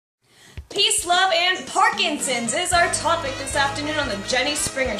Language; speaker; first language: English; native; English